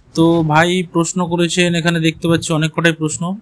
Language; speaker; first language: Hindi; non-native, local second language; Bangla